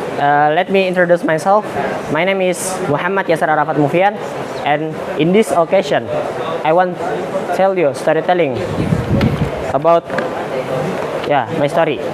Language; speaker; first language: English; non-native, learner; Indonesian